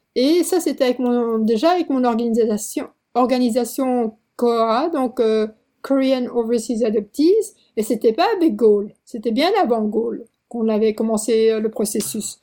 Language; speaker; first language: French; early bilingual, other home language; Korean